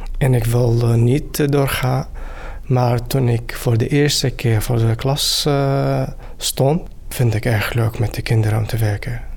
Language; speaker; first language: Dutch; non-native, learner; Arabic